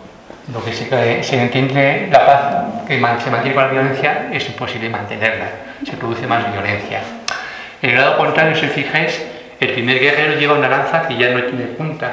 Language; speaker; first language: Spanish; native; Spanish